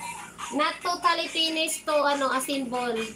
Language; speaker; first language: English; non-native, learner; Filipino